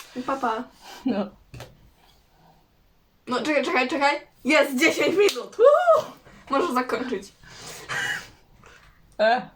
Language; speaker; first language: Polish; native; Polish